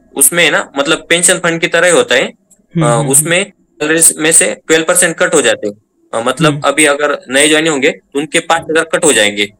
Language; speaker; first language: Hindi; non-native, local second language; Marathi